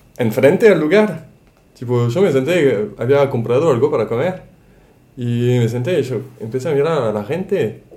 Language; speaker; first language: Spanish; non-native, fluent; French